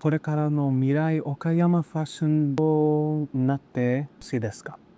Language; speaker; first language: Japanese; non-native, learner; English